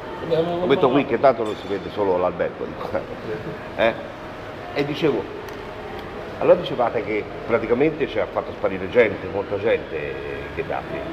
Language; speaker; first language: Italian; native; Italian